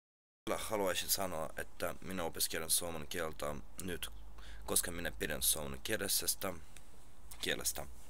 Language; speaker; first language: Finnish; non-native, learner; Russian